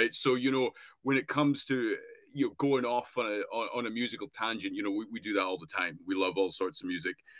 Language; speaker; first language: English; native; English